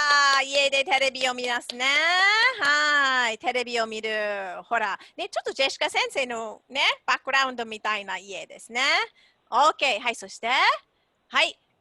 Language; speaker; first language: Japanese; non-native, fluent; English